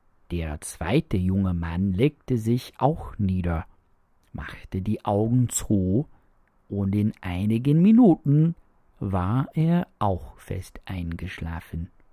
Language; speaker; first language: German; non-native, fluent; English